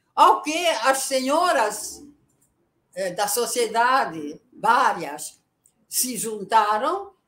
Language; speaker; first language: Portuguese; early bilingual, other home language; Italian